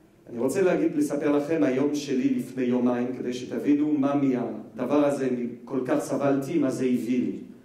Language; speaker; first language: Hebrew; non-native, fluent; French